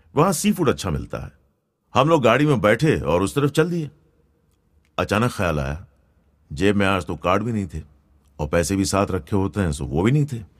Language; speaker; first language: Hindi; non-native, local second language; Gujarati